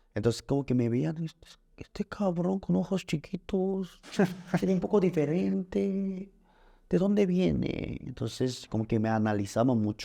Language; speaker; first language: Spanish; early bilingual, other home language; Korean